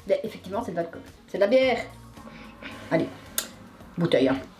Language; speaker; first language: French; native; French